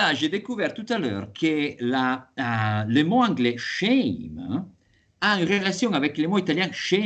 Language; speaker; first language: French; non-native, fluent; Italian